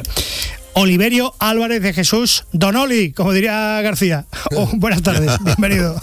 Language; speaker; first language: Spanish; native; Spanish